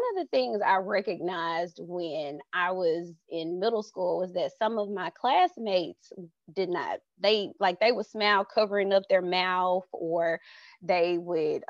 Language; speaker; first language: English; native; English